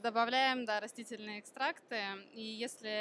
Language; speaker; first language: Russian; native; Russian